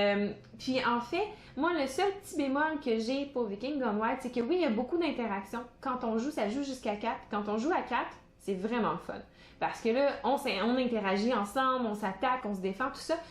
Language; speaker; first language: French; native; French